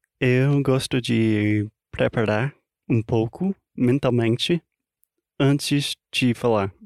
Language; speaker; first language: Portuguese; non-native, fluent; English